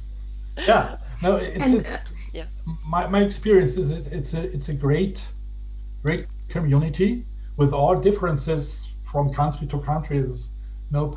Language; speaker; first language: English; non-native, fluent; German